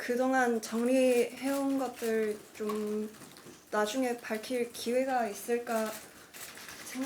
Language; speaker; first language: Korean; non-native, fluent; Cantonese